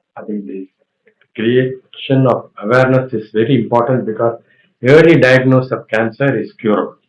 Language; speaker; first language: English; non-native, local second language; Tamil